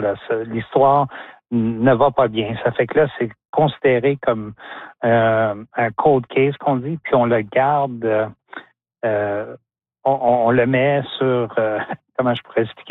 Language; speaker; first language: French; native; French